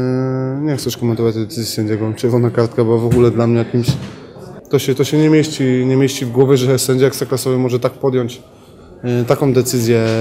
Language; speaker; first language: Polish; native; Polish